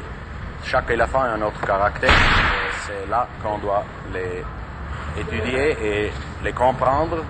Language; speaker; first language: French; non-native, fluent; German